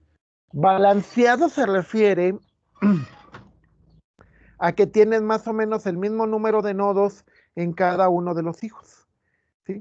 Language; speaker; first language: Spanish; native; Spanish